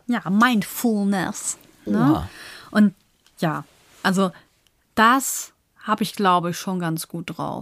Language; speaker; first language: German; native; German